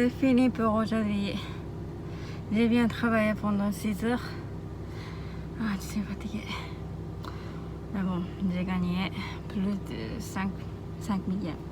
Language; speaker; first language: French; non-native, learner; Japanese